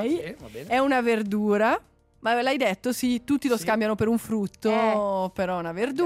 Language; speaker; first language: Italian; native; Italian